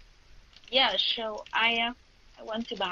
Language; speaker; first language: English; non-native, learner; Vietnamese